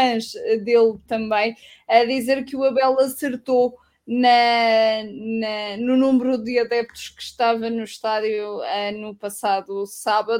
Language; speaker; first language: Portuguese; native; Portuguese